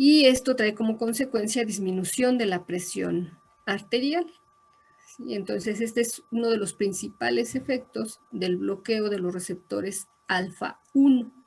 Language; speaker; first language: Spanish; native; Spanish